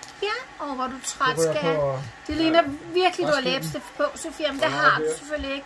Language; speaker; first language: Danish; native; Danish